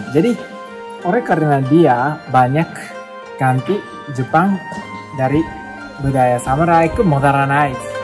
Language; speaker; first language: Indonesian; non-native, learner; Japanese